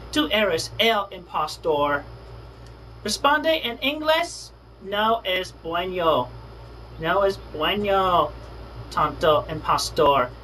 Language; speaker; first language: Spanish; non-native, learner; English